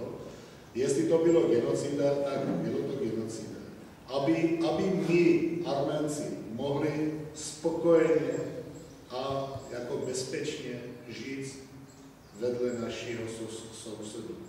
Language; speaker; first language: Czech; non-native, fluent; Armenian